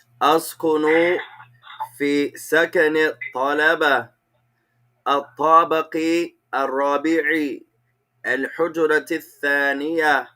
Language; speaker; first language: Arabic; non-native, fluent; English